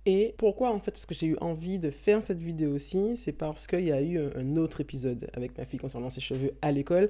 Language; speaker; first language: French; native; French